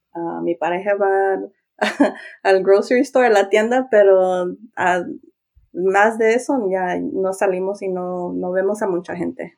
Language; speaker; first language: Spanish; early bilingual, heritage; Spanish